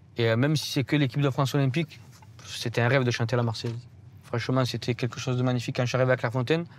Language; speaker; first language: French; native; French